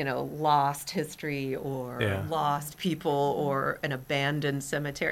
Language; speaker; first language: English; native; English